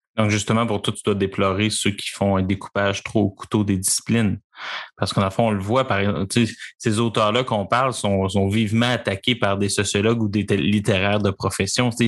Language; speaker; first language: French; native; French